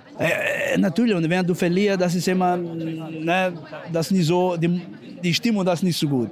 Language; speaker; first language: German; non-native, learner; Portuguese